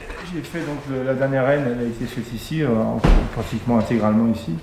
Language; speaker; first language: French; native; French